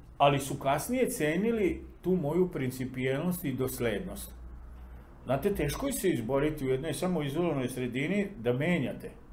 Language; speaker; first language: Serbian; non-native, local second language; Romany